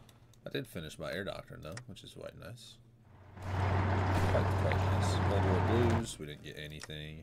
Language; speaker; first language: English; native; English